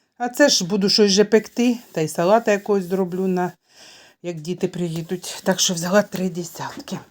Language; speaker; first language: Ukrainian; native; Ukrainian